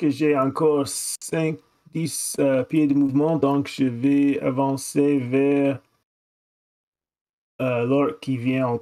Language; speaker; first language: French; non-native, fluent; English